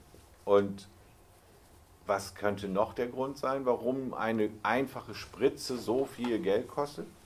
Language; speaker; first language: German; native; German